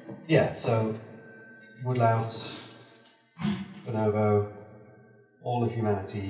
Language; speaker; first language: English; native; English